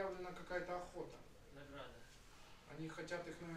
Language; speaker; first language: Russian; native; Russian